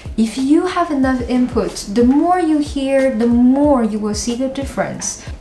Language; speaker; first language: English; non-native, fluent; Chinese